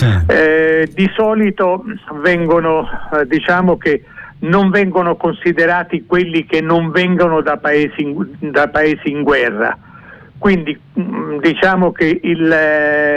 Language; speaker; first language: Italian; native; Italian